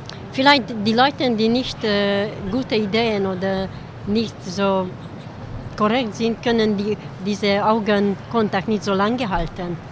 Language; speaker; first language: German; non-native, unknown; Hungarian